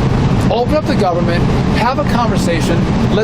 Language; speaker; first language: English; native; English